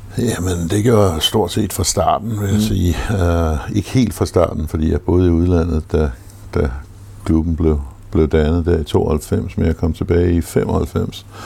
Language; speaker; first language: Danish; native; Danish